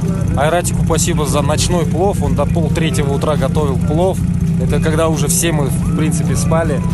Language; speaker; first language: Russian; native; Russian